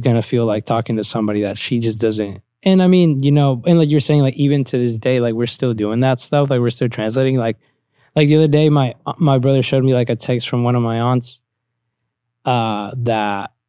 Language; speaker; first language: English; early bilingual, other home language; Spanish